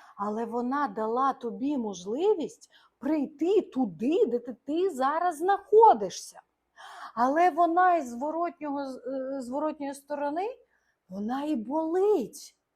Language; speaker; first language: Ukrainian; non-native, local second language; Russian